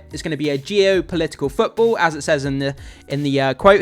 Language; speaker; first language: English; native; English